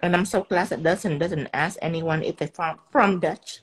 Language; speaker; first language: English; non-native, fluent; Vietnamese